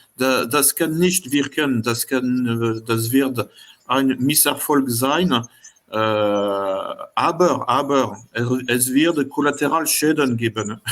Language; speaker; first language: German; non-native, fluent; French